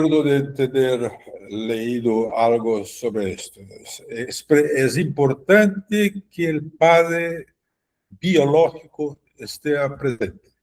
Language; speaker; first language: Spanish; non-native, fluent; Portuguese